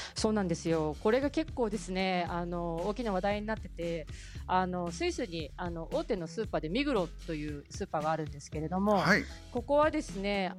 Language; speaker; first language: Japanese; native; Japanese